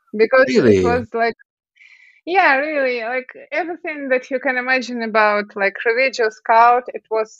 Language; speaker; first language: English; non-native, fluent; Russian